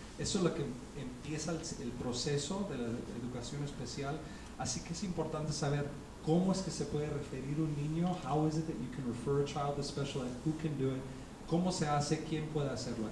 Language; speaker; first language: Spanish; early bilingual, heritage; Spanish